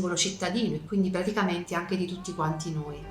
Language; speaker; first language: Italian; native; Italian